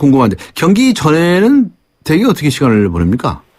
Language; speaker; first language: Korean; native; Korean